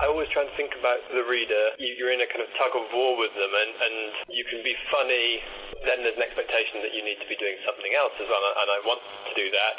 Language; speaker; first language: English; native; English